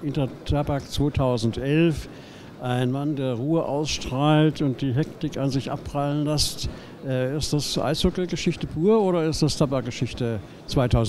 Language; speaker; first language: German; native; German